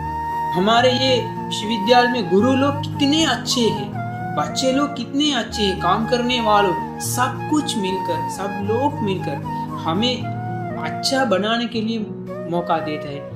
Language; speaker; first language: Hindi; non-native, learner; Sinhala